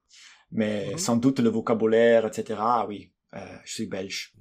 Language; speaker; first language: French; non-native, fluent; Italian